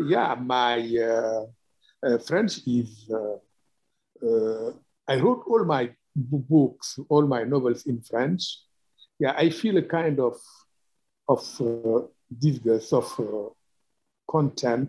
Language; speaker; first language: English; non-native, fluent; Wolof